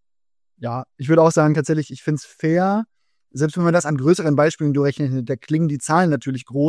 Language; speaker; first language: German; native; German